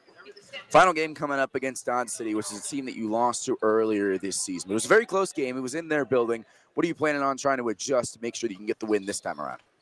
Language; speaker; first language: English; native; English